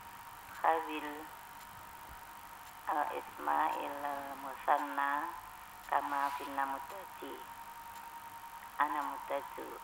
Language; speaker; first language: Arabic; non-native, learner; Indonesian